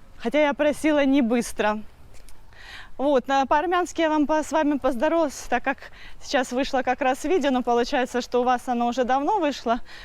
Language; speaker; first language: Russian; native; Russian